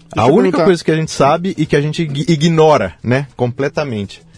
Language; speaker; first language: Portuguese; native; Portuguese